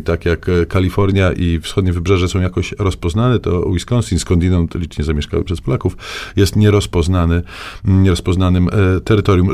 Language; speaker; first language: Polish; native; Polish